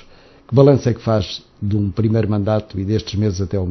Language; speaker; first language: Portuguese; native; Portuguese